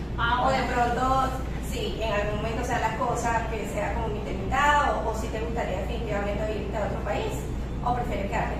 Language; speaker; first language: Spanish; native; Spanish